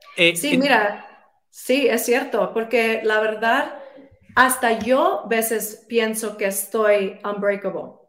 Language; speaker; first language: Spanish; early bilingual, heritage; Spanish